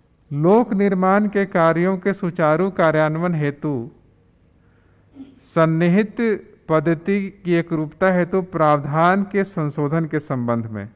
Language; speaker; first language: Hindi; native; Hindi